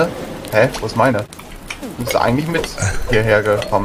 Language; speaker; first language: German; native; German